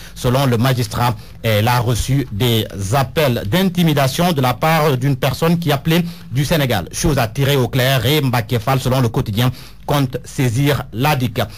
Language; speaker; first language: French; non-native, local second language; Wolof